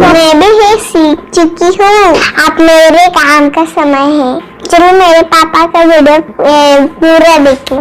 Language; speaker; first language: Hindi; native; Hindi